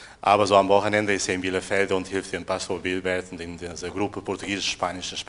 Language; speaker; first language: German; non-native, fluent; Portuguese